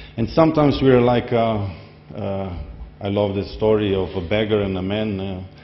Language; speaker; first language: English; non-native, fluent; Slovenian